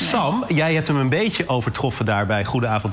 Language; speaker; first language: Dutch; native; Dutch